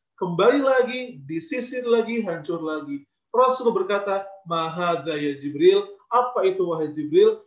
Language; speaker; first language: Indonesian; native; Indonesian